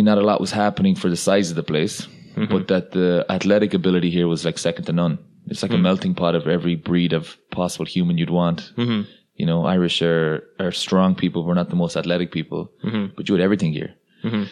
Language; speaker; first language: English; non-native, local second language; Irish